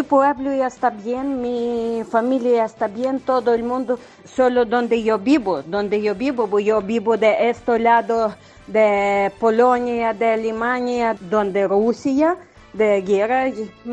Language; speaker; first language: Spanish; non-native, learner; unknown